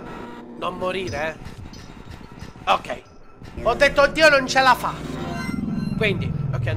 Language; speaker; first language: Italian; native; Italian